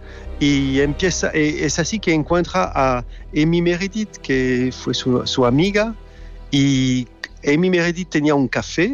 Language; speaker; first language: Spanish; non-native, learner; French